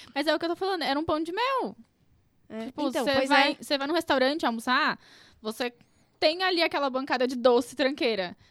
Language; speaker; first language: Portuguese; native; Portuguese